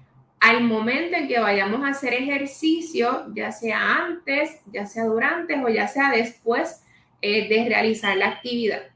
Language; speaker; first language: Spanish; native; Spanish